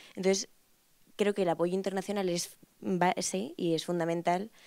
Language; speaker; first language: Spanish; native; Spanish